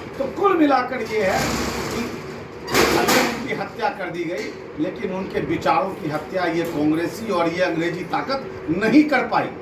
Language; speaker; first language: Hindi; native; Hindi